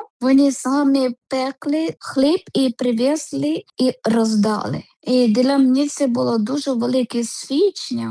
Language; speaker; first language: Ukrainian; non-native, learner; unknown